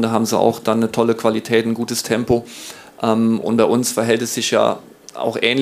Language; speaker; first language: German; native; German